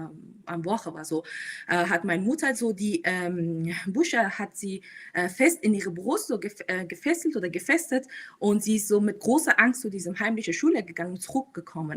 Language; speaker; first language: German; non-native, fluent; Persian